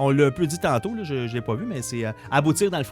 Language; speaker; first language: French; native; French